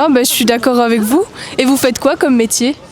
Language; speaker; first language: French; native; French